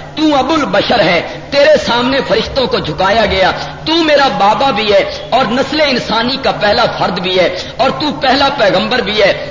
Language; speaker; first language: Urdu; non-native, local second language; Punjabi